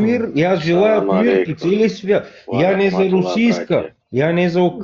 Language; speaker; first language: Russian; non-native, learner; Bulgarian